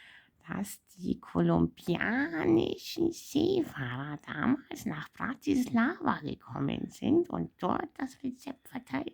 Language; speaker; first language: German; native; German